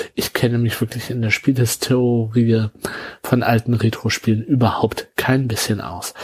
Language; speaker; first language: German; native; German